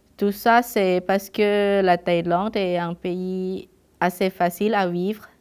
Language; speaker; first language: French; non-native, fluent; Thai